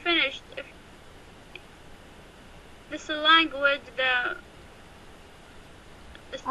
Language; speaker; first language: English; non-native, learner; Arabic